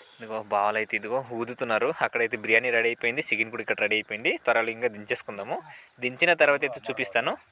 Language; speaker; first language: Telugu; native; Telugu